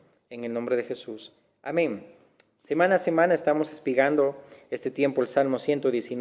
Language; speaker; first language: Spanish; native; Spanish